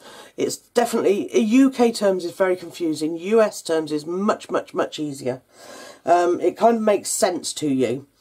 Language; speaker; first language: English; native; English